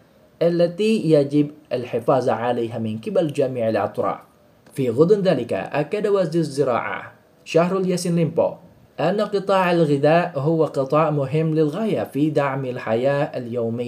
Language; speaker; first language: Arabic; non-native, fluent; Indonesian